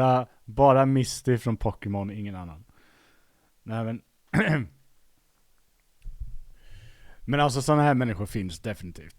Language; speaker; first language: Swedish; native; Swedish